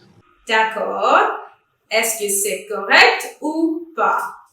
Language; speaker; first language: French; non-native, fluent; English